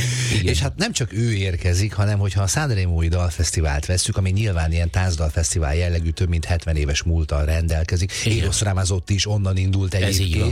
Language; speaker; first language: Hungarian; native; Hungarian